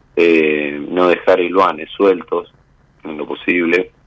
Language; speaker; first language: Spanish; native; Spanish